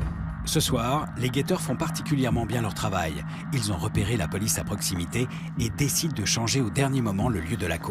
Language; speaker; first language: French; native; French